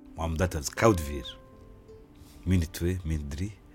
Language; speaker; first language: Dutch; non-native, learner; Rundi